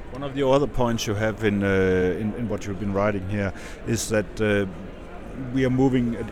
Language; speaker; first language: English; non-native, fluent; Danish